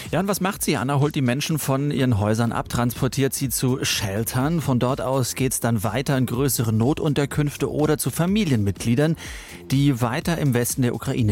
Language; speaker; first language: German; native; German